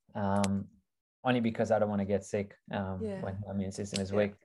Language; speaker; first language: English; early bilingual, other home language; Russian